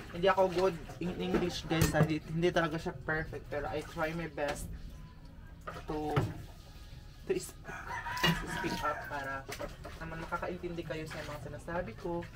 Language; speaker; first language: Filipino; non-native, local second language; Cebuano